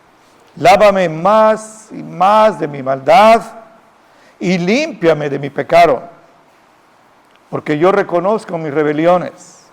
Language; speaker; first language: Spanish; native; Spanish